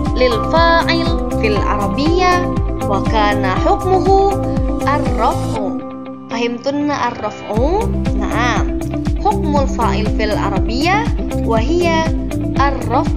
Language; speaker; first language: Arabic; non-native, learner; Indonesian